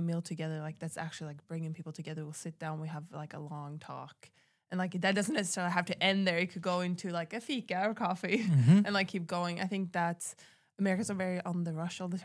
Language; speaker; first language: English; non-native, fluent; Swedish